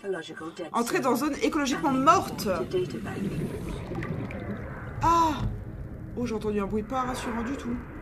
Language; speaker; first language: French; native; French